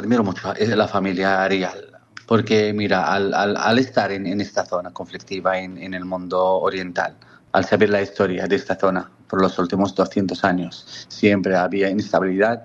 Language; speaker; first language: Spanish; non-native, fluent; Arabic